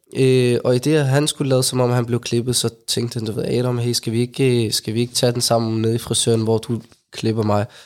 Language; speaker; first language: Danish; early bilingual, other home language; Somali